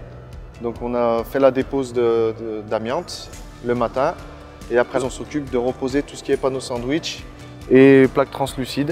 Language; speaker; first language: French; native; French